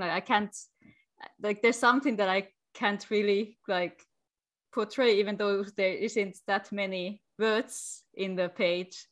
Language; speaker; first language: English; non-native, fluent; Finnish